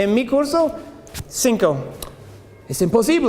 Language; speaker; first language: Spanish; non-native, learner; English